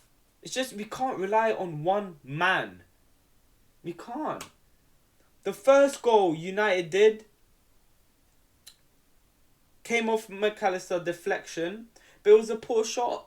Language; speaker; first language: English; native; English